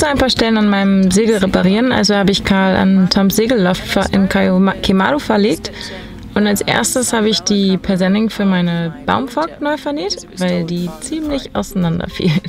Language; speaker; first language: German; native; German